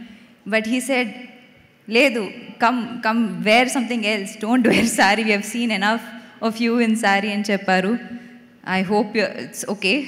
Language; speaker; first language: Telugu; non-native, fluent; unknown